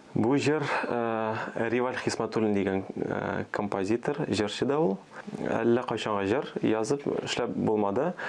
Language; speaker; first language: Tatar; early bilingual, other home language; Armenian